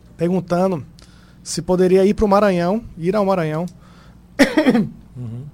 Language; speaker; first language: Portuguese; native; Portuguese